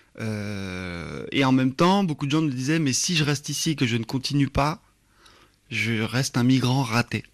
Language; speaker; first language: French; native; French